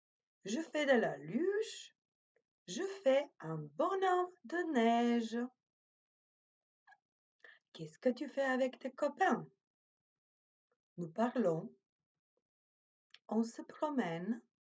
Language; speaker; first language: French; non-native, fluent; Macedonian